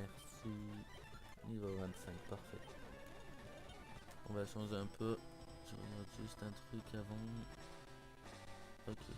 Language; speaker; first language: French; native; French